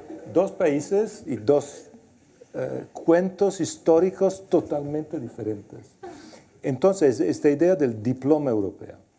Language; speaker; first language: Spanish; non-native, fluent; Italian